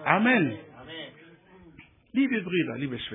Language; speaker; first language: German; non-native, learner; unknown